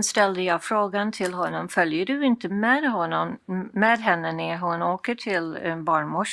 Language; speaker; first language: Swedish; non-native, fluent; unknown